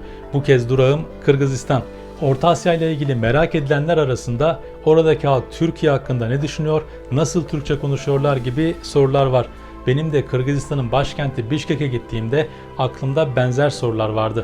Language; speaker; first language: Turkish; native; Turkish